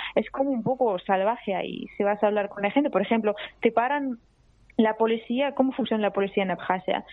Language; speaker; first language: Spanish; non-native, fluent; Georgian